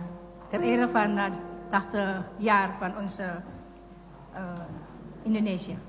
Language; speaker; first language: Dutch; non-native, fluent; Indonesian